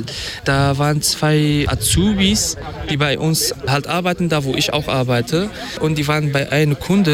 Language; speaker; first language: German; non-native, fluent; Kurdish